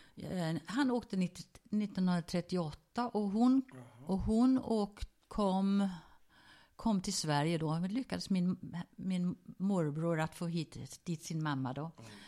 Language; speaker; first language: Swedish; early bilingual, other home language; German